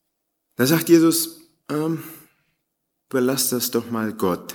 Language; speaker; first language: German; native; German